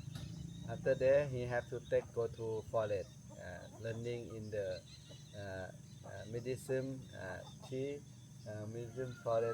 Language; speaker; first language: English; non-native, learner; Thai